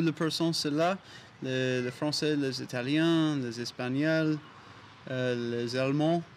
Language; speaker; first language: French; non-native, learner; English